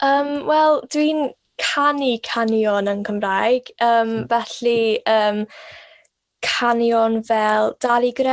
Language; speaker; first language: Welsh; non-native, local second language; English